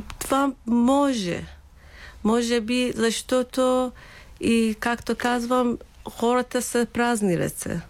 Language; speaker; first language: Bulgarian; non-native, learner; Persian